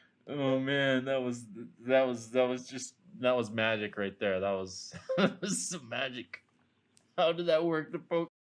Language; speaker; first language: English; native; English